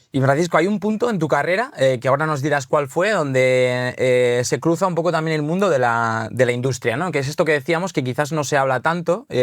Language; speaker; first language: Spanish; native; Spanish